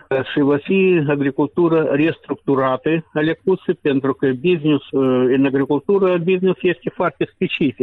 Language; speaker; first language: Romanian; non-native, local second language; Russian